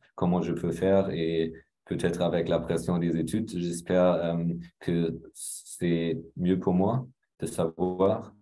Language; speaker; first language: French; non-native, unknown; German